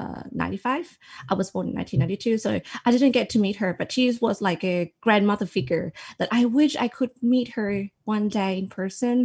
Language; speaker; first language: English; non-native, fluent; Thai